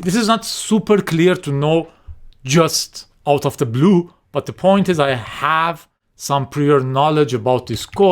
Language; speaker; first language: English; non-native, fluent; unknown